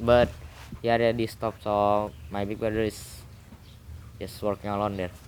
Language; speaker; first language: English; non-native, learner; Indonesian